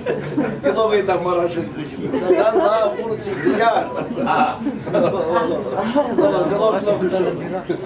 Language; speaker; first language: Hebrew; non-native, fluent; Russian